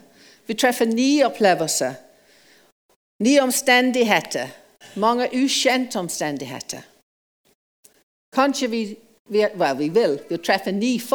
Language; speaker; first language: Norwegian; non-native, fluent; English